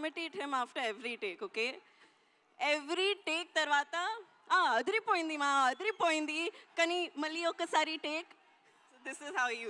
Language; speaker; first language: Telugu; non-native, learner; Hindi